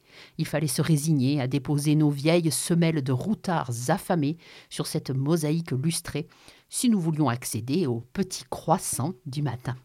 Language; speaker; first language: French; native; French